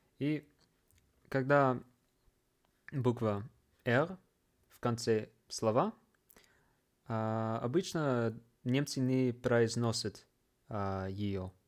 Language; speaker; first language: Russian; non-native, fluent; English